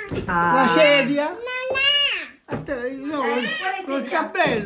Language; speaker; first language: Italian; native; Italian